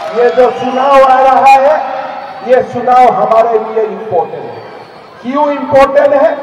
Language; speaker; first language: Hindi; non-native, local second language; Assamese